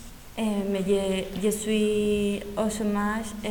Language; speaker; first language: French; non-native, learner; Spanish